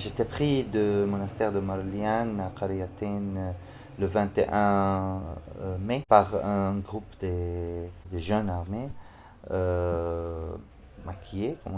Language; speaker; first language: French; non-native, fluent; Arabic